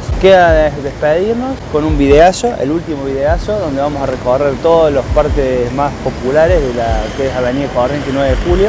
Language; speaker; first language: Spanish; native; Spanish